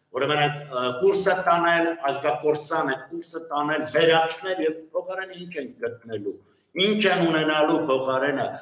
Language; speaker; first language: Armenian; native; Armenian